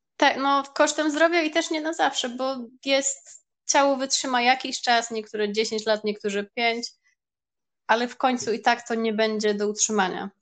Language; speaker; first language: Polish; early bilingual, heritage; Polish